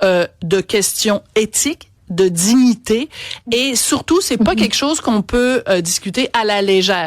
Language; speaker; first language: French; native; French